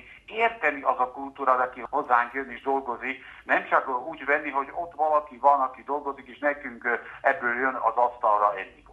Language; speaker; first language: Hungarian; non-native, fluent; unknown